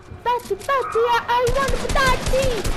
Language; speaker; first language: Arabic; native; Arabic